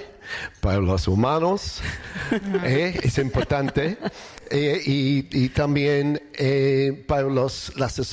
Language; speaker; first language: Spanish; non-native, learner; English